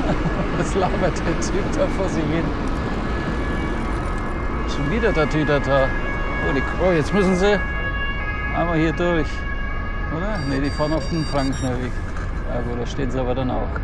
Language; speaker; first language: German; native; German